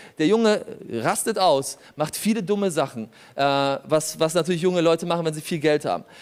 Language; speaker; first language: German; early bilingual, other home language; Polish